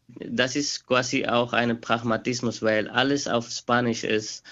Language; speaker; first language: German; non-native, fluent; Quechua